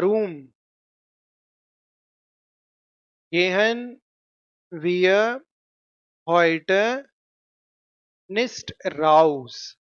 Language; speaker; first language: German; non-native, fluent; Hindi